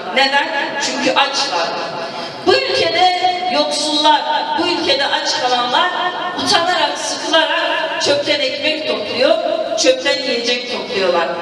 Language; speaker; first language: Turkish; non-native, local second language; Kurdish